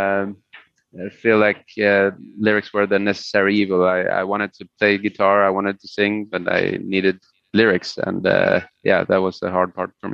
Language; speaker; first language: English; non-native, fluent; Spanish